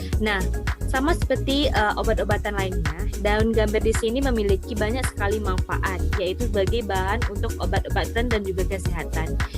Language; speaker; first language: Indonesian; non-native, local second language; Minangkabau